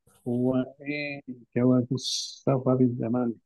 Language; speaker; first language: Arabic; non-native, learner; Indonesian